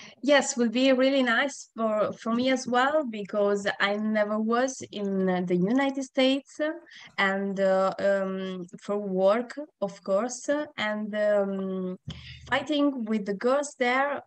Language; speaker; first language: English; non-native, learner; Italian